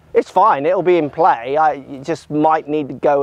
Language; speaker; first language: English; native; English